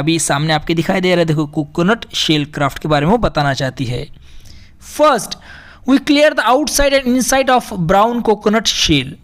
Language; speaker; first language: Hindi; native; Hindi